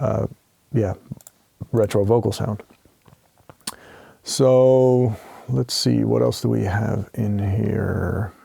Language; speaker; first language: English; non-native, fluent; Dutch